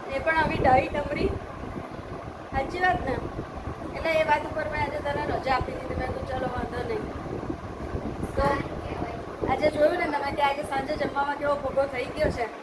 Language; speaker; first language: Gujarati; native; Gujarati